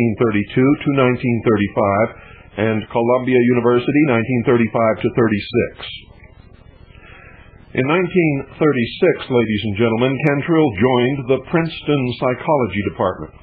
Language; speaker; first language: English; native; English